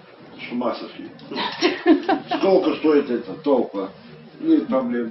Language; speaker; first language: Russian; non-native, learner; Bulgarian